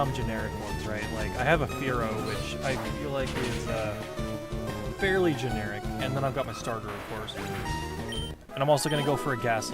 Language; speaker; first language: English; native; English